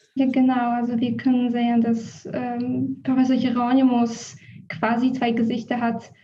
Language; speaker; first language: German; non-native, fluent; Polish